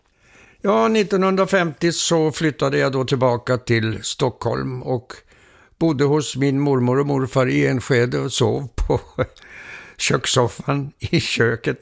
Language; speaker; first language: Swedish; early bilingual, heritage; Swedish